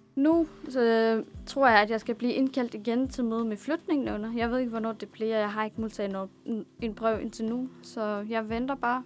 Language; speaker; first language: Danish; non-native, fluent; Arabic